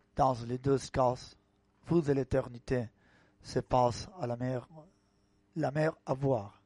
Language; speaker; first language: French; non-native, learner; Spanish